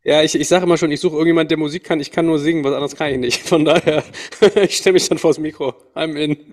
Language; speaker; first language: German; native; German